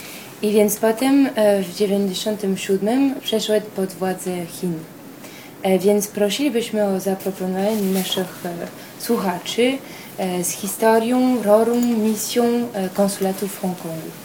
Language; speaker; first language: Polish; early bilingual, heritage; Polish